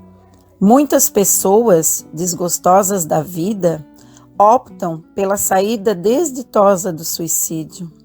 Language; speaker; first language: Portuguese; native; Portuguese